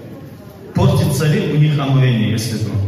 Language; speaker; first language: Russian; non-native, local second language; Kumyk